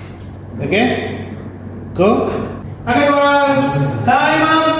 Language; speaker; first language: English; non-native, fluent; Indonesian